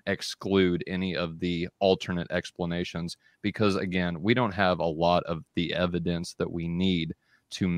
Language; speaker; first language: English; native; English